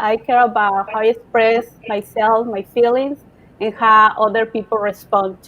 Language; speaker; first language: English; non-native, learner; Spanish